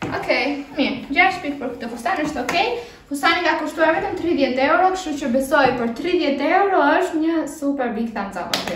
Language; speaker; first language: Albanian; early bilingual, heritage; Albanian